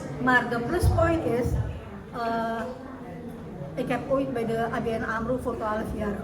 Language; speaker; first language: Dutch; early bilingual, heritage; Indonesian